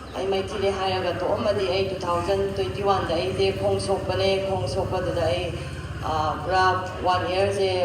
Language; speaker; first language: Manipuri; native; Manipuri